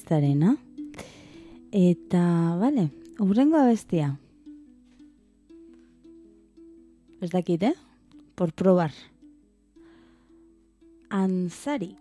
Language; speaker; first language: Basque; non-native, local second language; Spanish